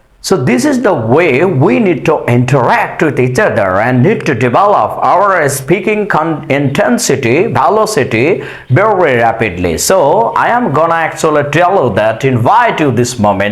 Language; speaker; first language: English; non-native, local second language; Bangla